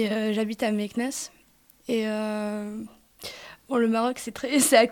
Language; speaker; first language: French; non-native, local second language; Arabic